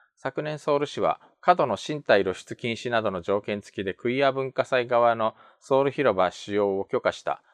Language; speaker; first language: Japanese; native; Japanese